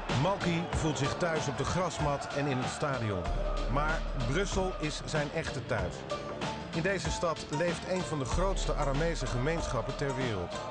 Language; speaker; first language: Dutch; native; Dutch